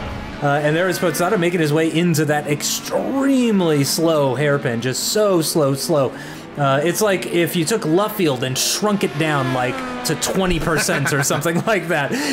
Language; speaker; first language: English; native; English